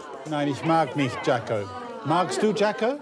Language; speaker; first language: German; non-native, fluent; English